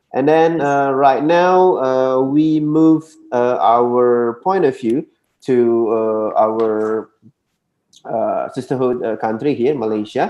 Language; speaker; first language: English; non-native, local second language; Indonesian